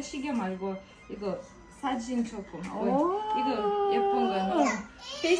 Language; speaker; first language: Korean; non-native, learner; Kazakh